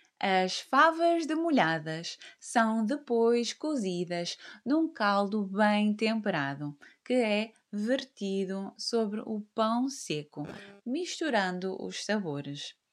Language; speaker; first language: Portuguese; native; Portuguese